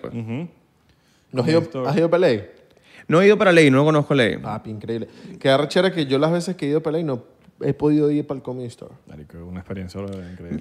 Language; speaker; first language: Spanish; native; Spanish